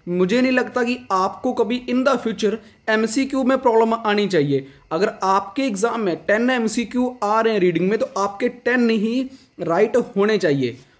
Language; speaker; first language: Hindi; non-native, local second language; Punjabi